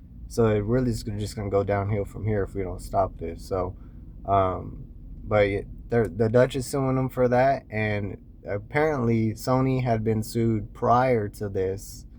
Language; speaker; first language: English; native; English